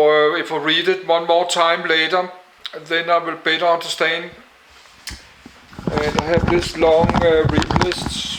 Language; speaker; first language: English; non-native, learner; Danish